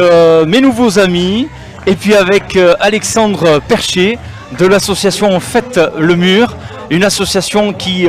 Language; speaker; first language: French; native; French